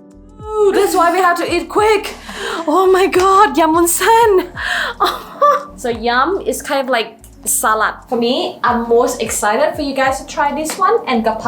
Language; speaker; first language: English; non-native, fluent; Thai